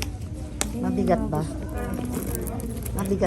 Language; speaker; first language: Filipino; native; Filipino